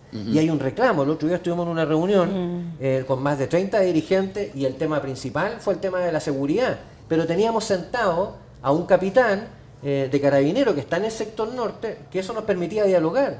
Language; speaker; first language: Spanish; native; Spanish